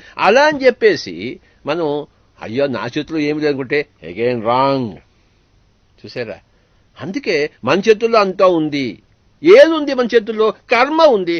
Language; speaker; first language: Telugu; native; Telugu